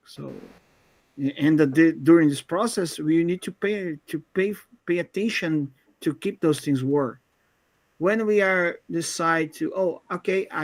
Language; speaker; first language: English; non-native, fluent; Portuguese